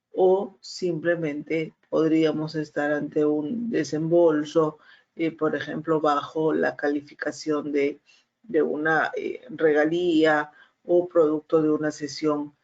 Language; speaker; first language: Spanish; native; Spanish